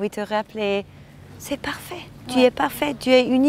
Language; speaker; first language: French; non-native, learner; German